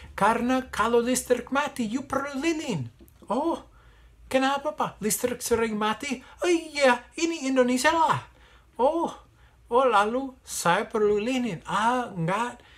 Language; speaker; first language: Indonesian; non-native, fluent; English